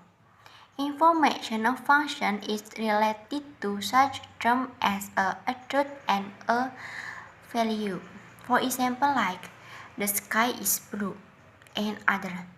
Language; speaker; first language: English; non-native, learner; Indonesian